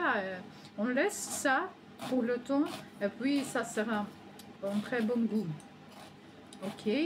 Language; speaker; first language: French; non-native, learner; Ukrainian